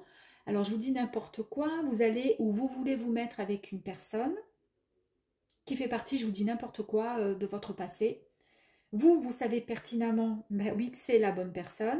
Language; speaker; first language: French; native; French